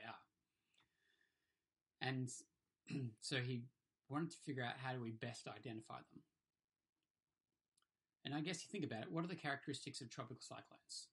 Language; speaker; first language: English; native; English